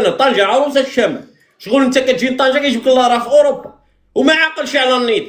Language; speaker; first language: Arabic; native; Arabic